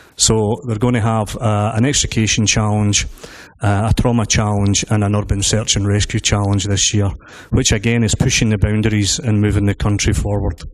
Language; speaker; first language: English; native; English